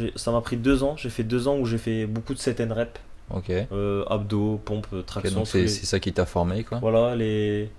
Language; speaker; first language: French; native; French